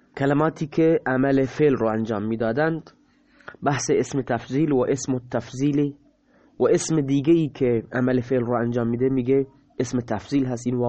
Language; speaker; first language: Persian; non-native, local second language; Baluchi